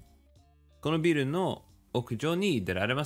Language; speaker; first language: Japanese; non-native, learner; English